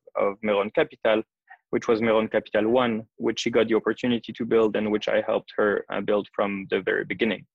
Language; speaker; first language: English; non-native, fluent; French